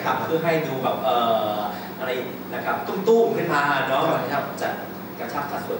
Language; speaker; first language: Thai; native; Thai